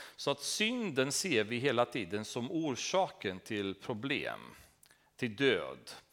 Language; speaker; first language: Swedish; non-native, fluent; Romanian